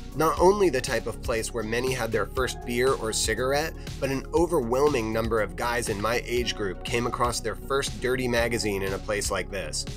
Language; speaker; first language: English; native; English